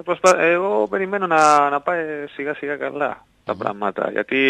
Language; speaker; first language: Greek; non-native, learner; Spanish